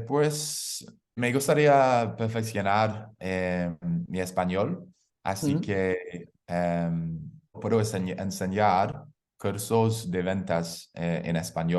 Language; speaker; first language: Spanish; non-native, learner; English